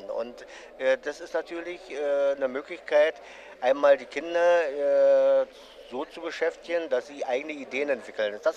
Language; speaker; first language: German; native; German